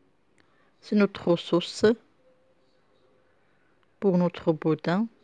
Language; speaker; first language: French; non-native, local second language; Arabic